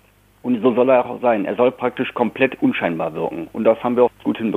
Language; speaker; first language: German; native; German